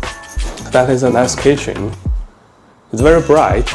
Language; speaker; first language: English; non-native, learner; Chinese